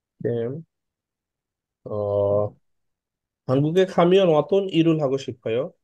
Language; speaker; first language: Korean; non-native, learner; Bangla